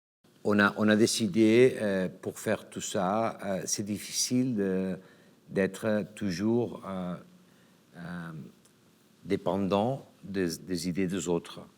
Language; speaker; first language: French; non-native, learner; Catalan